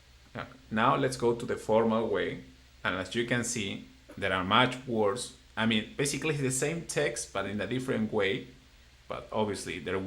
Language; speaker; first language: English; non-native, fluent; Spanish